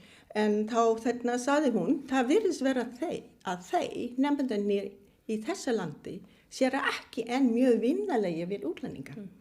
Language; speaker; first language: Icelandic; non-native, fluent; Vietnamese